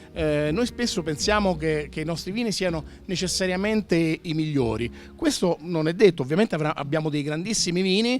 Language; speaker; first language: Italian; native; Italian